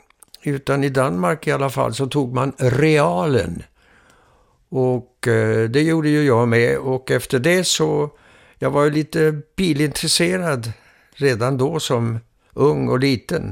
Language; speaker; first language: Swedish; early bilingual, heritage; Swedish